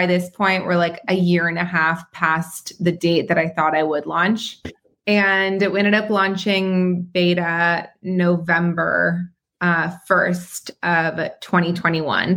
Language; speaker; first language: English; native; English